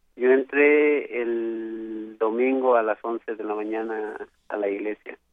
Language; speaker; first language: Spanish; native; Spanish